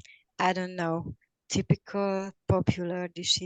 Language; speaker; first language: English; non-native, learner; Hungarian